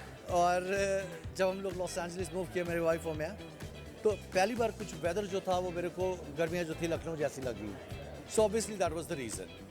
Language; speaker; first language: Hindi; native; Hindi